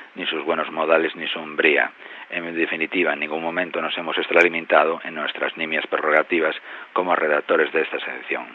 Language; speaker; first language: Spanish; non-native, local second language; Galician